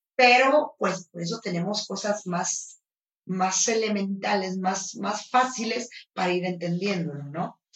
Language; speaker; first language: Spanish; native; Spanish